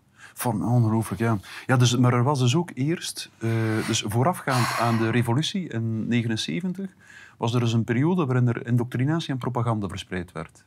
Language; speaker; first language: Dutch; native; Dutch